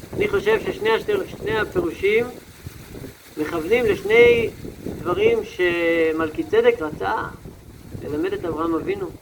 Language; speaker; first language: Hebrew; native; Hebrew